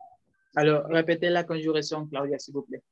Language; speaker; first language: French; non-native, fluent; Spanish